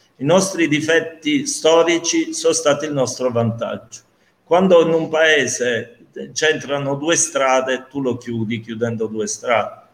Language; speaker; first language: Italian; native; Italian